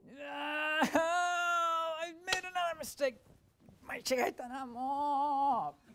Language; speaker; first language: English; native; English